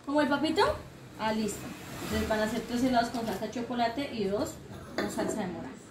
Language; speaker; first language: Spanish; native; Spanish